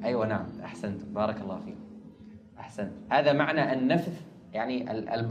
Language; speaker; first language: Arabic; native; Arabic